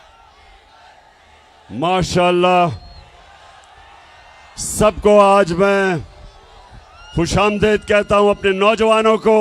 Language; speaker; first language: Urdu; native; Urdu